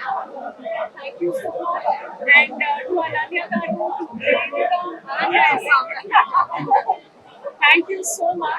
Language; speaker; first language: Telugu; non-native, learner; Hindi